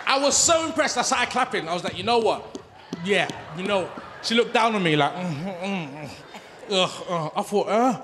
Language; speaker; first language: English; native; English